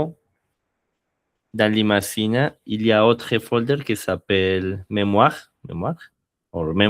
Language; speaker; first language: French; non-native, learner; Spanish